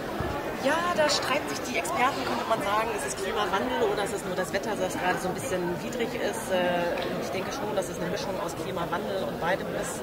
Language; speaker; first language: German; native; German